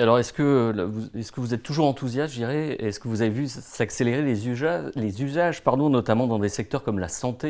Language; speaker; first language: French; native; French